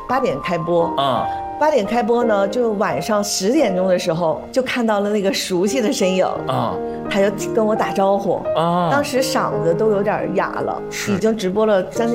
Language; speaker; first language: Chinese; native; Chinese